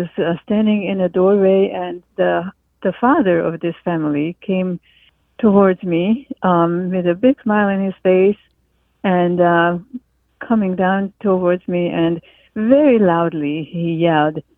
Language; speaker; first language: English; non-native, fluent; Hungarian